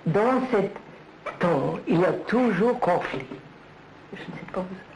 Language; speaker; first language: French; non-native, learner; Telugu